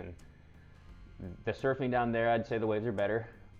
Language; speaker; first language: English; native; English